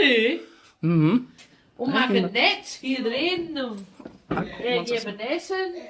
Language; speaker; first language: German; non-native, learner; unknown